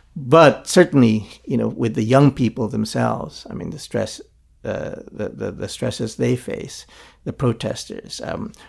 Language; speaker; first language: English; non-native, local second language; Filipino